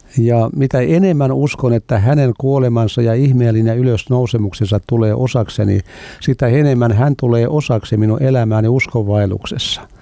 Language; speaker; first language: Finnish; native; Finnish